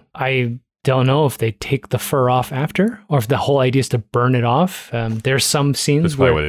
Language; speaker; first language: English; native; English